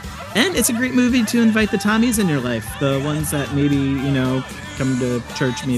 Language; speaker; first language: English; native; English